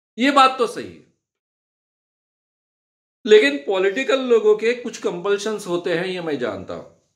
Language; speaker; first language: Hindi; non-native, local second language; Marathi